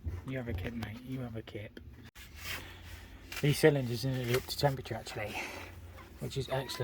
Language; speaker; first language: English; native; English